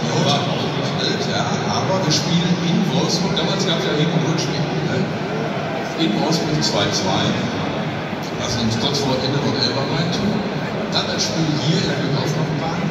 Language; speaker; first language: German; native; German